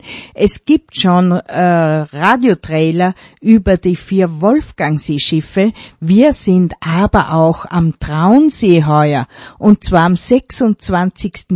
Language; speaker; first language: German; native; German